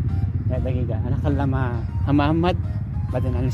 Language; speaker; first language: Arabic; non-native, learner; Filipino